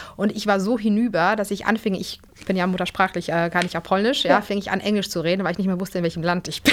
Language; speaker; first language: German; early bilingual, other home language; Polish